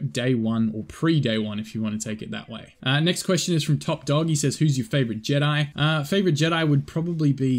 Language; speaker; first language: English; native; English